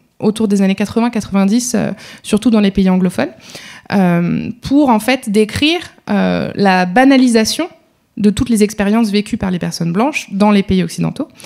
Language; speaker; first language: French; native; French